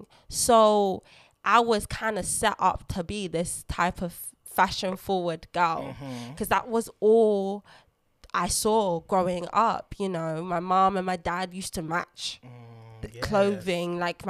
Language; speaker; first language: English; non-native, local second language; Lingala